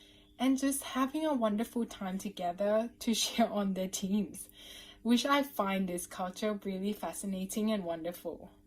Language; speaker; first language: English; non-native, fluent; Thai